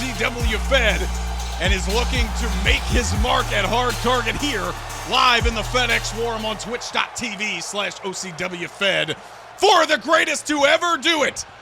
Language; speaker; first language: English; native; English